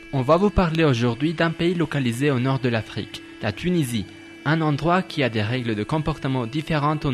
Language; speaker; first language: French; non-native, learner; Spanish